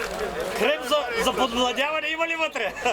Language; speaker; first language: Bulgarian; native; Bulgarian